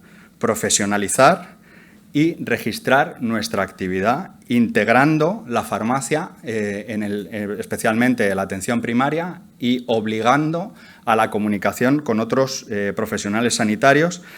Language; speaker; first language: Spanish; native; Spanish